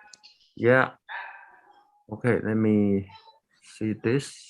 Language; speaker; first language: English; non-native, fluent; Chinese